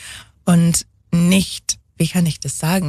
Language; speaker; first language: German; non-native, fluent; English